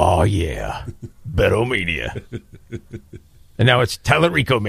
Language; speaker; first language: English; native; English